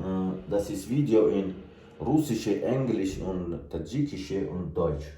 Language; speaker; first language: German; non-native, learner; Tajik